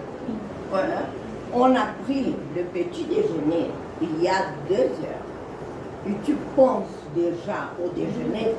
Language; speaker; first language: French; non-native, learner; Portuguese